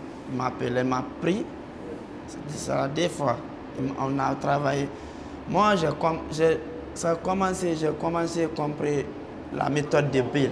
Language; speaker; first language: French; non-native, local second language; Mandingo